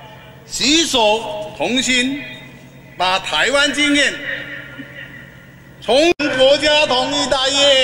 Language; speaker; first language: Chinese; non-native, local second language; Min Nan Chinese